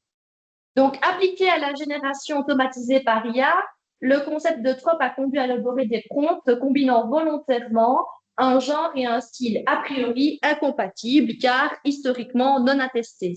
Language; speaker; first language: French; native; French